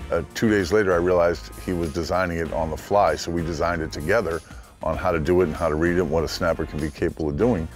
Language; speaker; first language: English; native; English